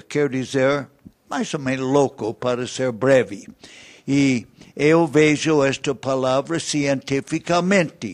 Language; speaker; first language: Portuguese; non-native, learner; English